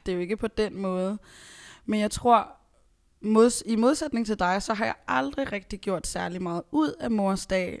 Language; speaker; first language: Danish; early bilingual, other home language; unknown